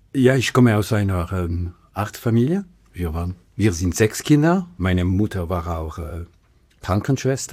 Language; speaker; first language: German; non-native, local second language; French